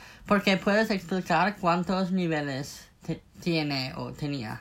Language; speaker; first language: Spanish; non-native, fluent; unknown